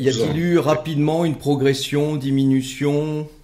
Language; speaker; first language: French; native; French